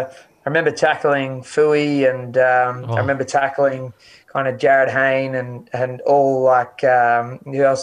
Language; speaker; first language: English; native; English